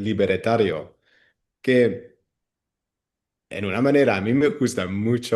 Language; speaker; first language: Spanish; non-native, fluent; Dutch